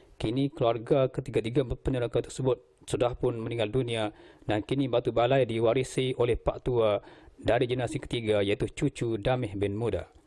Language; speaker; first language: Malay; native; Malay